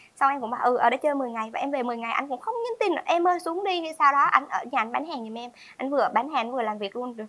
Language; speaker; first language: Vietnamese; native; Vietnamese